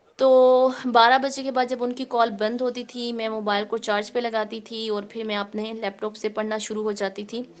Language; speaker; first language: Urdu; native; Urdu